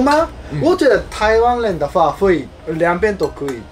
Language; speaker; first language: Chinese; non-native, fluent; Japanese